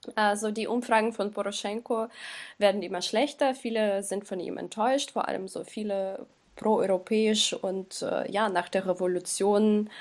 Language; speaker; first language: German; non-native, fluent; Ukrainian